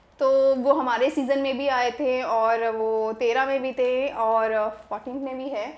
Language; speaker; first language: Hindi; native; Hindi